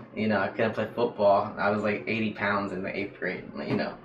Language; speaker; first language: English; native; English